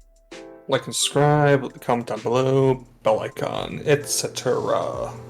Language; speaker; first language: English; native; English